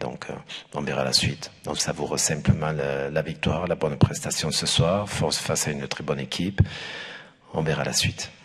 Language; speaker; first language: French; native; French